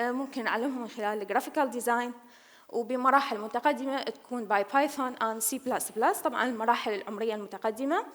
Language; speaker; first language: English; non-native, learner; Arabic